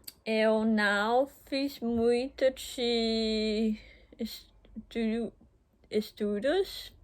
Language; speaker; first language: Portuguese; non-native, learner; German